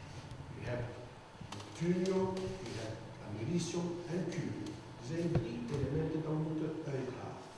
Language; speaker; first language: Dutch; non-native, local second language; French